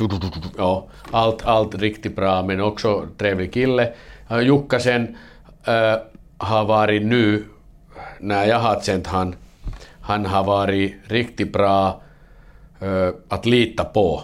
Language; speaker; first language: Swedish; non-native, learner; Finnish